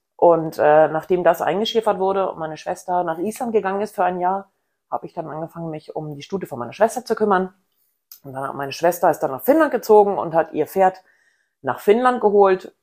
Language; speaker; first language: German; native; German